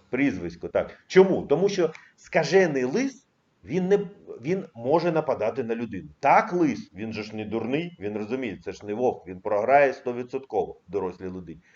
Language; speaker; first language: Ukrainian; native; Ukrainian